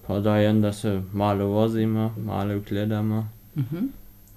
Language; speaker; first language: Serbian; early bilingual, heritage; Serbian